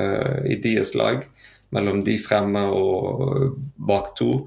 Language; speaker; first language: Norwegian; non-native, fluent; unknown